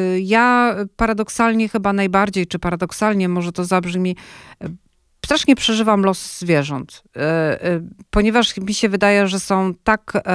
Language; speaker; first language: Polish; native; Polish